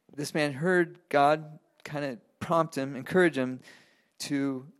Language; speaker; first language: English; non-native, fluent; Spanish